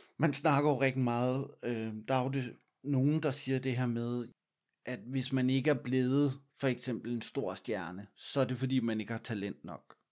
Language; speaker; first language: Danish; native; Danish